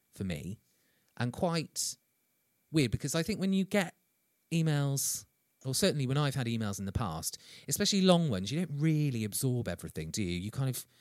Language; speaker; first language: English; non-native, fluent; Swedish